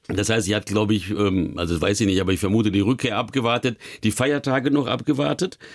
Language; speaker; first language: German; early bilingual, other home language; Hungarian